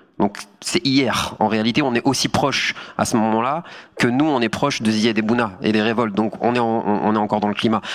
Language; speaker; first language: French; native; French